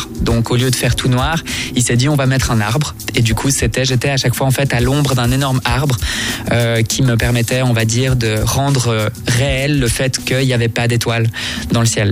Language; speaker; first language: French; native; French